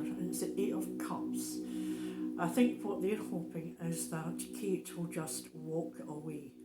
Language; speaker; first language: English; native; English